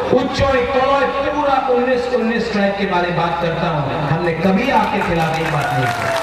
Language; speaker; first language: Hindi; non-native, local second language; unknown